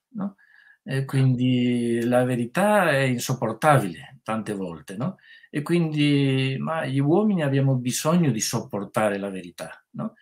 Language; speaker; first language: Italian; non-native, fluent; Spanish